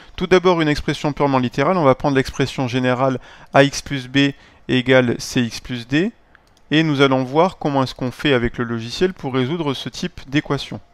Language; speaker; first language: French; native; French